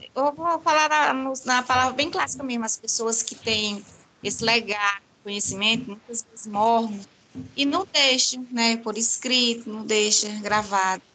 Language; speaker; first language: Portuguese; native; Portuguese